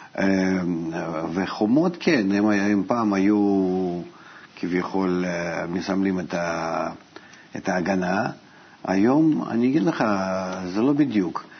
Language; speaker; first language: Hebrew; non-native, fluent; Russian